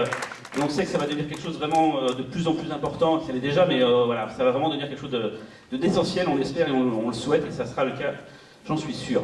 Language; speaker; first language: French; native; French